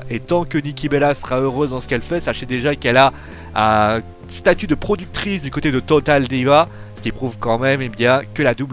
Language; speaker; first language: French; native; French